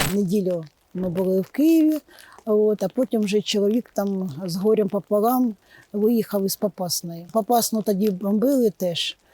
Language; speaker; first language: Ukrainian; non-native, local second language; Russian